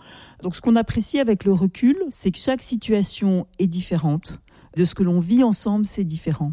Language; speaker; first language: French; native; French